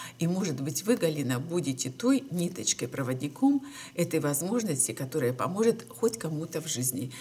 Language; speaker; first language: Russian; native; Russian